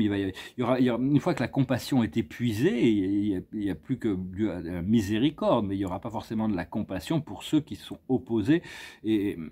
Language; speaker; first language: French; native; French